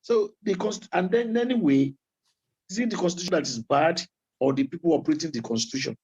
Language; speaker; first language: English; non-native, local second language; Yoruba